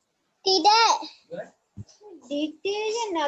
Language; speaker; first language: English; non-native, learner; Sinhala